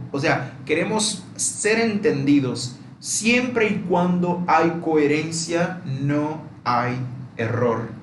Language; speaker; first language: Spanish; non-native, fluent; Portuguese